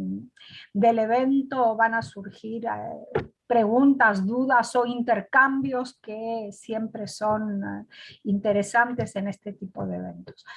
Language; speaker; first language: Spanish; non-native, fluent; Greek